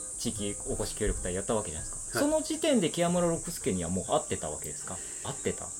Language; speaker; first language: Japanese; native; Japanese